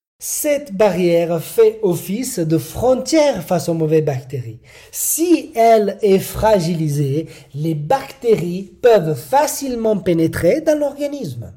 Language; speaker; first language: French; non-native, fluent; Italian